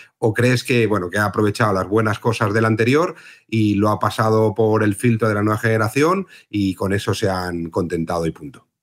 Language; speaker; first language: Spanish; native; Spanish